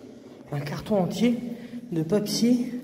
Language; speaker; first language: French; native; French